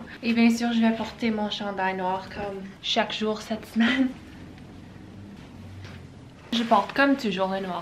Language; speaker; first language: French; early bilingual, heritage; English